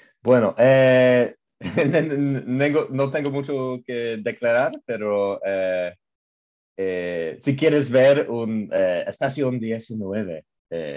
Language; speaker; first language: Spanish; non-native, learner; English